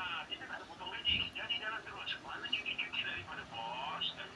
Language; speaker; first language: Malay; native; Malay